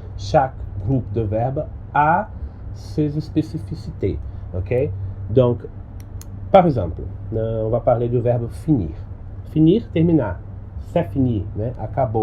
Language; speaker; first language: French; non-native, learner; Portuguese